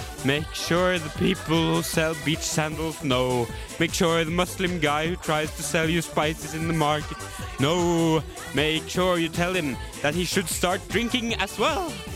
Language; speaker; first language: English; non-native, fluent; Norwegian